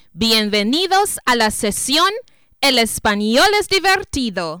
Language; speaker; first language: Spanish; non-native, fluent; English